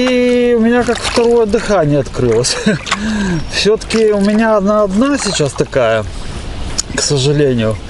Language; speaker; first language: Russian; native; Russian